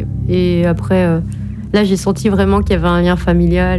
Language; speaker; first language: French; native; French